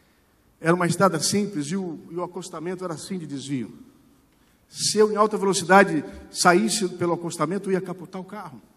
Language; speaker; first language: Portuguese; native; Portuguese